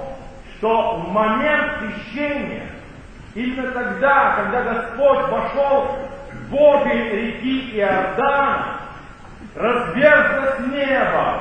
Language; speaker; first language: Russian; native; Russian